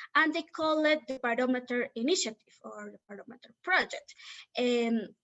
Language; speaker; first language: English; non-native, fluent; Spanish